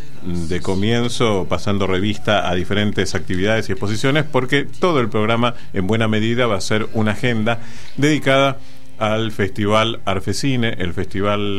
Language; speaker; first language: Spanish; native; Spanish